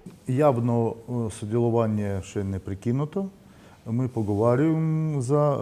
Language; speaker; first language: Slovenian; non-native, learner; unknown